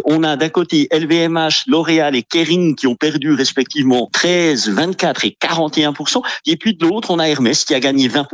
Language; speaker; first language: French; native; French